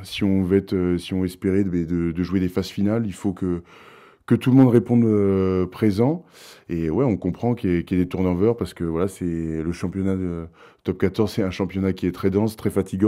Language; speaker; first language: French; native; French